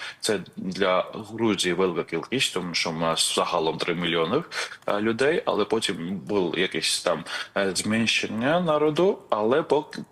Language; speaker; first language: Ukrainian; non-native, fluent; Georgian